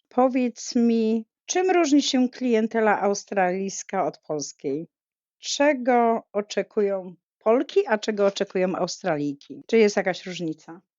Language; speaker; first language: Polish; native; Polish